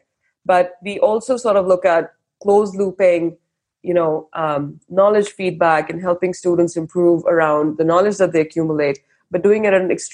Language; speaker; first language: English; non-native, local second language; Hindi